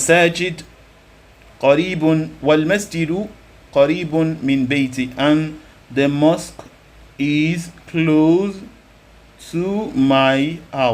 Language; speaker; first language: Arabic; non-native, fluent; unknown